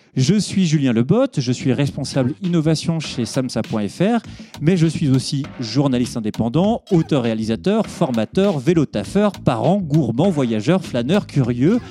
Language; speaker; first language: French; native; French